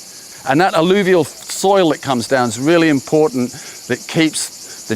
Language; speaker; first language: English; native; English